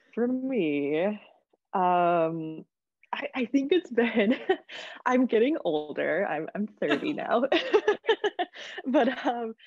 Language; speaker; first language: English; native; English